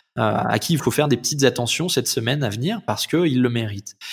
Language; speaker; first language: French; native; French